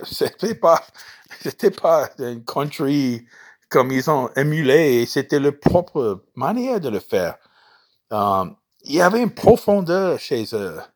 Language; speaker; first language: French; non-native, fluent; English